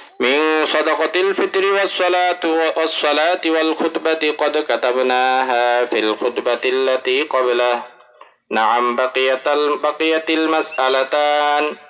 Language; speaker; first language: Arabic; non-native, fluent; Bangla